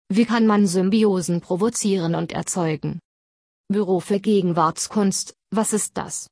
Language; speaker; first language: German; native; German